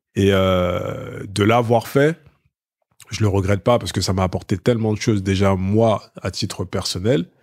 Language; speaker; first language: French; native; French